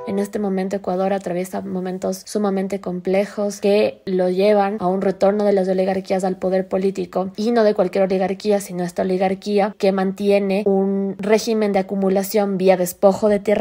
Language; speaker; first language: Spanish; native; Spanish